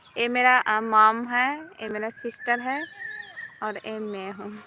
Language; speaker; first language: Hindi; non-native, learner; Bangla